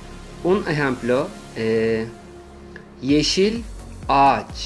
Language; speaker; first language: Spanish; non-native, fluent; Turkish